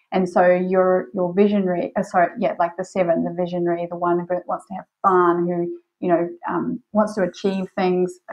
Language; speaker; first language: English; native; English